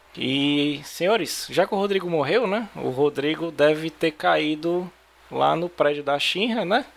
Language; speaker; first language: Portuguese; native; Portuguese